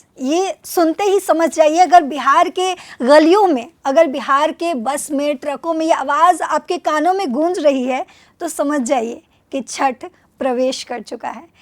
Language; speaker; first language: Hindi; native; Hindi